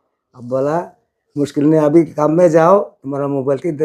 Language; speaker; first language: Hindi; non-native, learner; Bangla